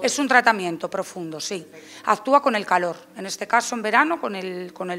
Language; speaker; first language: Spanish; native; Spanish